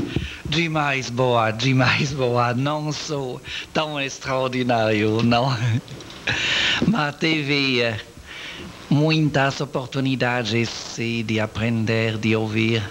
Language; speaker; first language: Portuguese; non-native, learner; French